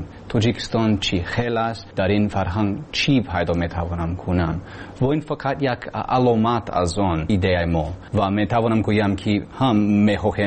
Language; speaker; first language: Persian; non-native, learner; English